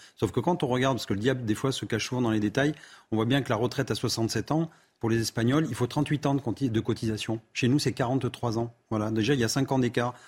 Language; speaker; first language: French; native; French